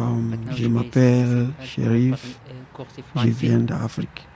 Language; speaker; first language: French; non-native, learner; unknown